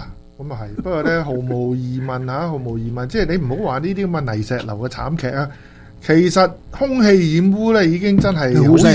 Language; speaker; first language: Chinese; native; Chinese